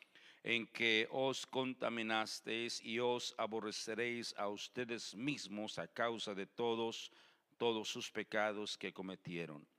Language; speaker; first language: Spanish; native; Spanish